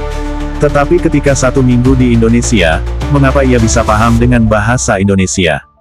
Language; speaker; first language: Indonesian; native; Indonesian